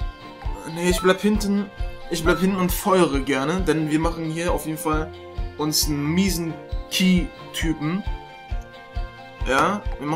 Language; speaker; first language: German; native; German